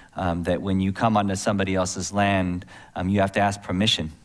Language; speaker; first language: English; native; English